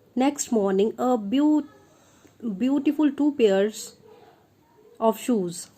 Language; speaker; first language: English; non-native, local second language; Punjabi